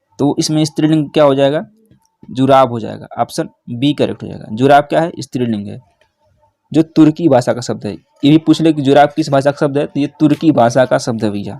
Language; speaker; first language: Hindi; native; Hindi